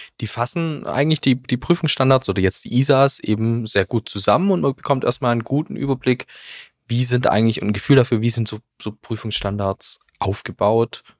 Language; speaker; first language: German; native; German